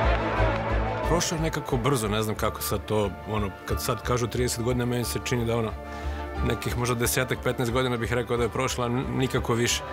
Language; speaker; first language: Serbian; native; Serbian